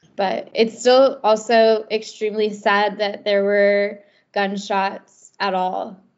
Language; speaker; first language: English; native; English